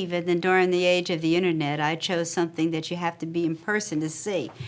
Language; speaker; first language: English; native; English